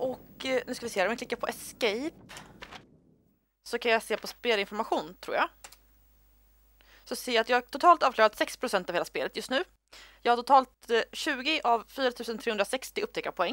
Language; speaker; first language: Swedish; native; Swedish